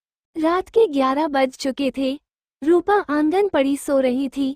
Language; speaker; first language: Hindi; native; Hindi